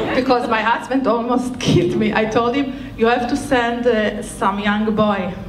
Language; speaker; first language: English; non-native, fluent; Hebrew